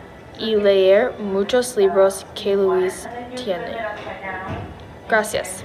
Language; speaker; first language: Spanish; non-native, learner; English